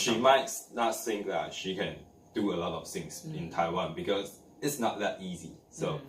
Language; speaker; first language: English; non-native, learner; Chinese